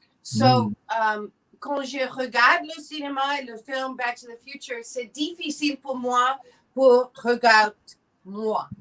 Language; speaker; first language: French; non-native, learner; English